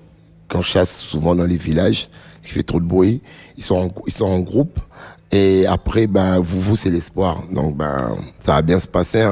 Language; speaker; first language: French; non-native, local second language; Lingala